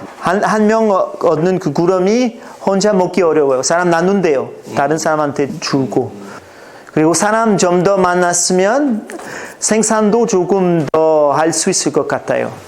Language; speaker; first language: Korean; non-native, fluent; French